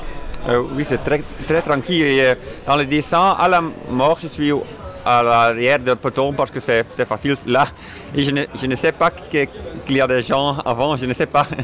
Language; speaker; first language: French; non-native, fluent; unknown